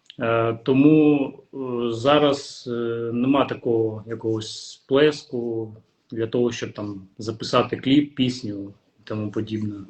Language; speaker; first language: Ukrainian; non-native, local second language; Russian